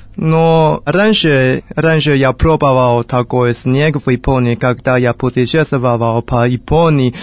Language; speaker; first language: Russian; non-native, learner; Chinese